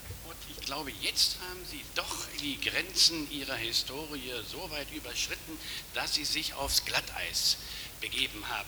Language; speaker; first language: German; native; German